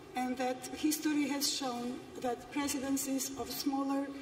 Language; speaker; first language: English; non-native, fluent; Macedonian